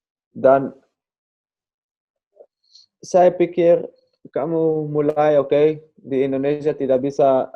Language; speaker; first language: Indonesian; non-native, learner; Dutch